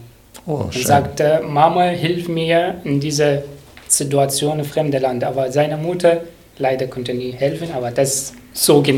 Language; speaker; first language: German; non-native, learner; Arabic